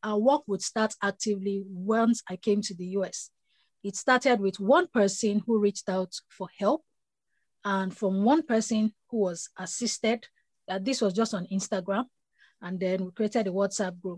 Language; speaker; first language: English; non-native, local second language; Yoruba